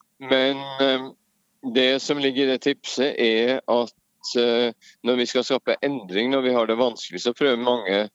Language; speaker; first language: Norwegian; native; Norwegian